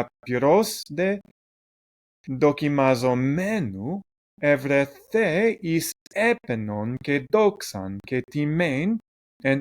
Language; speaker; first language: Greek; non-native, fluent; English